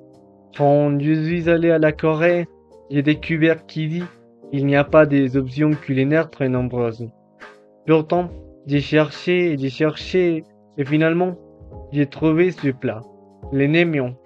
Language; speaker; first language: French; non-native, learner; Spanish